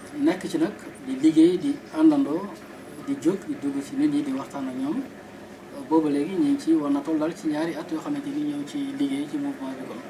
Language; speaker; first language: Wolof; native; Wolof